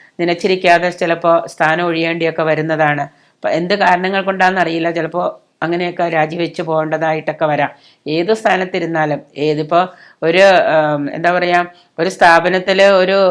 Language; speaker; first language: Malayalam; native; Malayalam